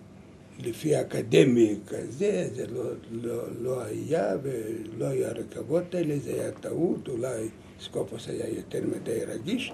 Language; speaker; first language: Hebrew; non-native, learner; Lithuanian